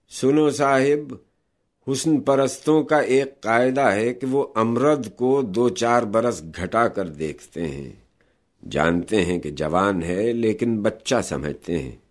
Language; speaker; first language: Urdu; native; Urdu